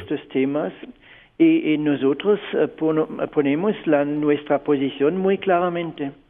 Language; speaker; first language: Spanish; non-native, fluent; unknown